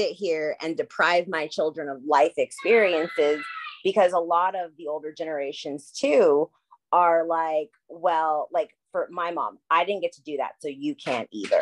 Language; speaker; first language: English; native; English